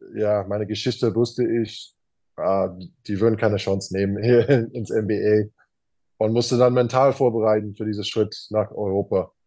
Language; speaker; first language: German; non-native, fluent; English